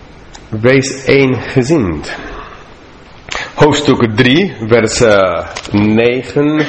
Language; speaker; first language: Dutch; non-native, fluent; English